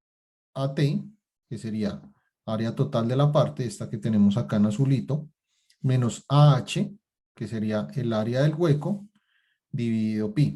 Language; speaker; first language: Spanish; native; Spanish